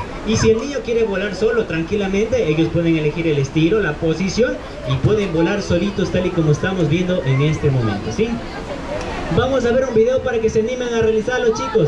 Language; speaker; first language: Spanish; native; Spanish